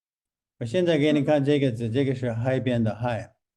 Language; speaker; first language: Chinese; non-native, fluent; English